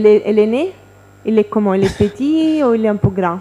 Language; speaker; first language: French; non-native, fluent; Italian